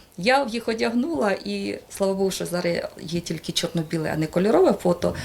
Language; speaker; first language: Ukrainian; native; Ukrainian